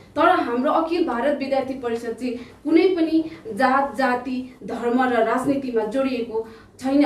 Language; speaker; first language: Nepali; native; Nepali